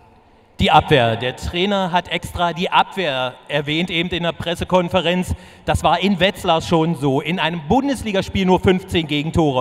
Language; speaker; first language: German; native; German